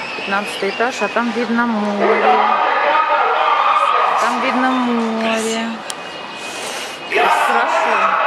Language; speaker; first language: Russian; native; Russian